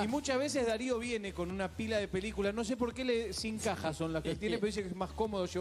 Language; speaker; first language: Spanish; native; Spanish